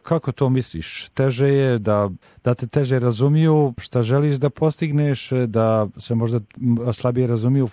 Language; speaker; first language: Serbian; native; Serbian